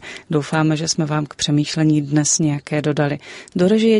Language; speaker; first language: Czech; native; Czech